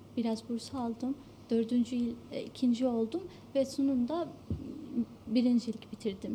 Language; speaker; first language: Turkish; non-native, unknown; Arabic